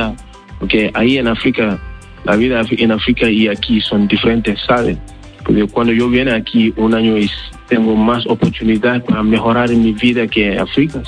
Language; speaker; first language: Spanish; non-native, learner; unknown